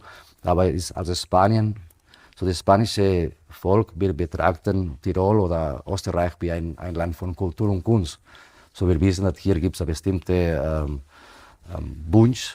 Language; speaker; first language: German; non-native, fluent; Spanish